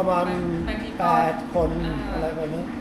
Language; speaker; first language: Thai; non-native, fluent; Norwegian